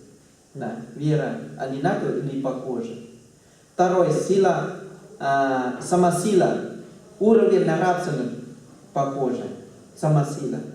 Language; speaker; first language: Russian; non-native, fluent; Thai